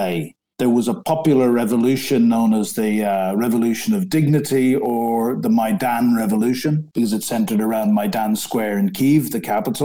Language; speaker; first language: English; native; English